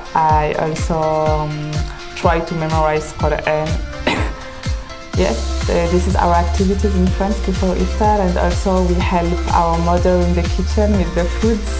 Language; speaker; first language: English; non-native, fluent; French